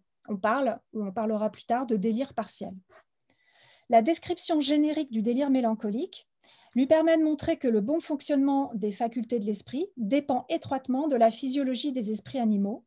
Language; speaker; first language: French; native; French